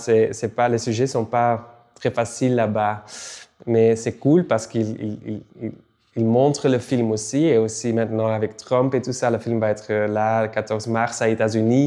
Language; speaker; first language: French; non-native, local second language; Dutch